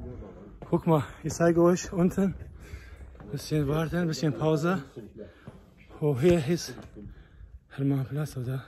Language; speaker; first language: German; non-native, learner; Persian